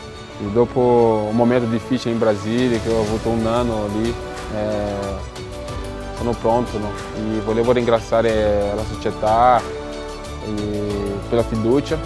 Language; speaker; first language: Italian; non-native, fluent; Portuguese